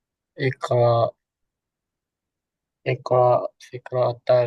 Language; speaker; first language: Arabic; non-native, learner; Indonesian